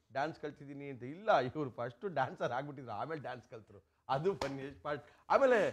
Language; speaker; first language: Kannada; native; Kannada